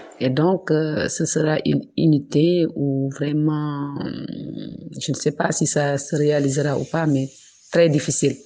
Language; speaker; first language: French; non-native, local second language; Wolof